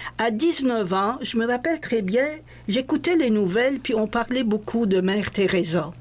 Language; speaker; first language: French; non-native, local second language; Arabic